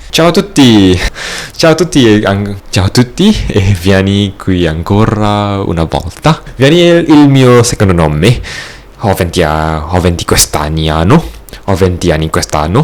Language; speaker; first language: Italian; non-native, learner; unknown